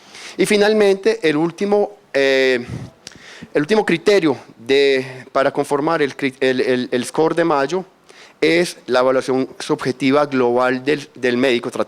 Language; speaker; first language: Spanish; native; Spanish